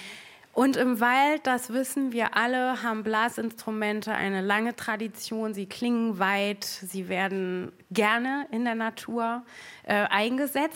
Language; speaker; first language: German; native; German